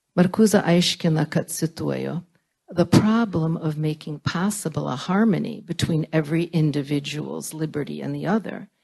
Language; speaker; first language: English; early bilingual, other home language; Lithuanian